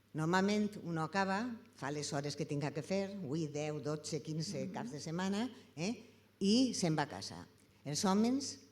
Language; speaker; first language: Catalan; native; Catalan